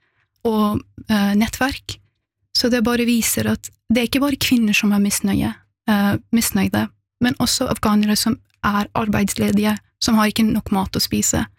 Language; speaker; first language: Norwegian; early bilingual, other home language; Persian